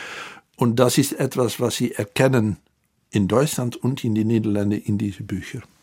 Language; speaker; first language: German; non-native, fluent; Dutch